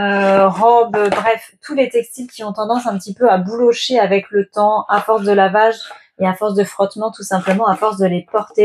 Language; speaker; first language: French; native; French